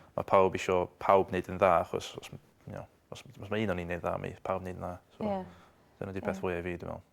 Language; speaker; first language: Welsh; native; Welsh